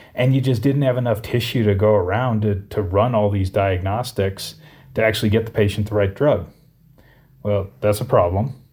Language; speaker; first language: English; native; English